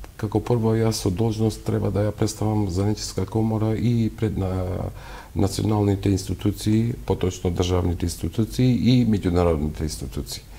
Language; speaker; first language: Macedonian; non-native, local second language; Albanian